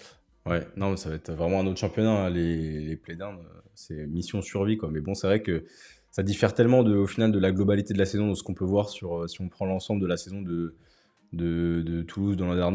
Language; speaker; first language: French; native; French